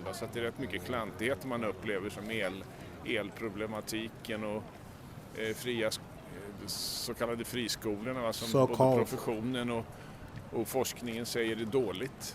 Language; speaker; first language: Swedish; native; Swedish